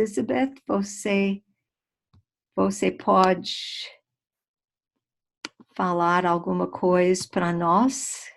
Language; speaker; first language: Portuguese; non-native, fluent; English